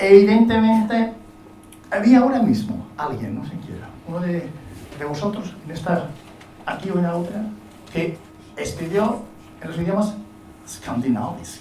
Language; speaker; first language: Spanish; non-native, fluent; Italian